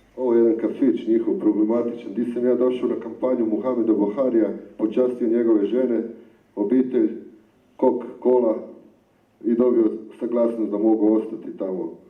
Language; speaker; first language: Croatian; native; Croatian